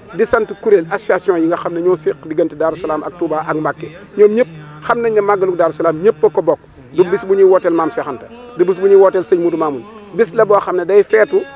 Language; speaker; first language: Wolof; native; Wolof